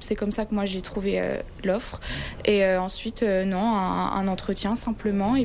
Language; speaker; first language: French; native; French